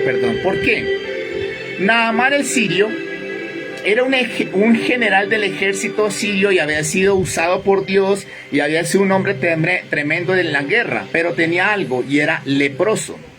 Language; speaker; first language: Spanish; native; Spanish